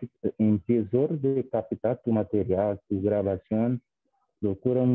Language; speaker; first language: Spanish; non-native, fluent; Portuguese